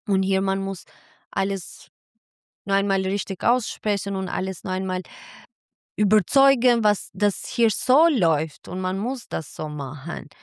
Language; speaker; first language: German; non-native, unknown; Albanian